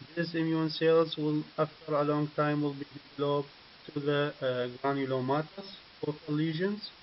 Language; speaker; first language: English; non-native, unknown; Arabic